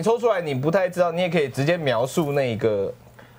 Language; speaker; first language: Chinese; native; Chinese